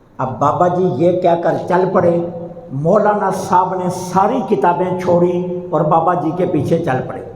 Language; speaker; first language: Urdu; non-native, local second language; Punjabi